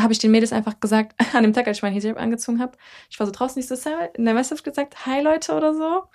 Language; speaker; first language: German; early bilingual, other home language; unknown